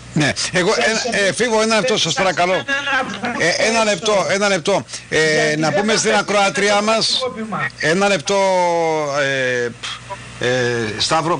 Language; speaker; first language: Greek; native; Greek